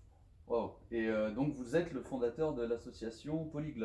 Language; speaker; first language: French; native; French